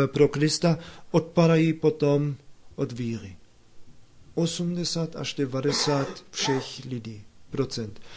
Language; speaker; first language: Czech; non-native, fluent; German